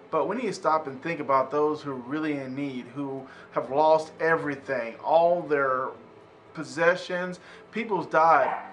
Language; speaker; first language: English; native; English